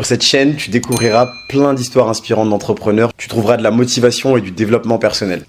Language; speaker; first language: French; native; French